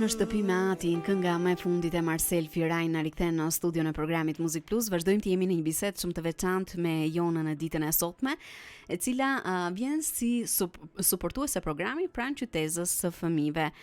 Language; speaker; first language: Albanian; native; Albanian